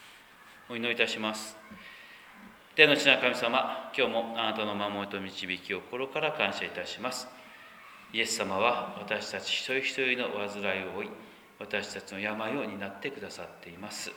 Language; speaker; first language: Japanese; native; Japanese